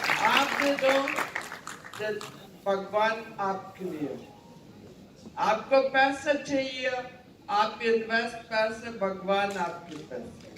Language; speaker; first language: Hindi; non-native, learner; Ukrainian